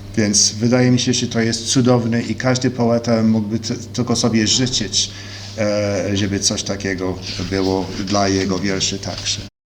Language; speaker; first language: Polish; early bilingual, heritage; Polish